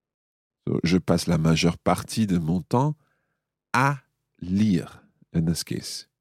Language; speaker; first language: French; non-native, fluent; English